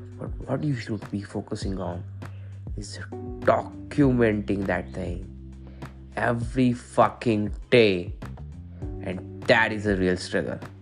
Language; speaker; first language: English; non-native, local second language; Marathi